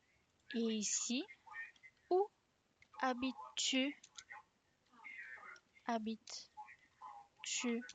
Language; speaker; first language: French; non-native, fluent; Spanish